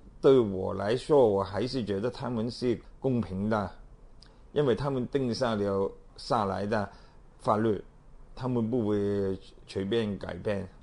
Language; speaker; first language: Chinese; non-native, local second language; Cantonese